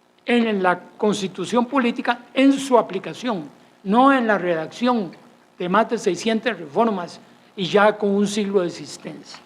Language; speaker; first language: Spanish; native; Spanish